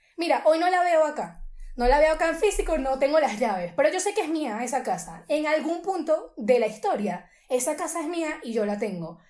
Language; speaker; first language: Spanish; native; Spanish